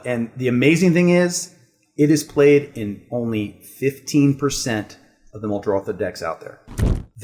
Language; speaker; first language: English; native; English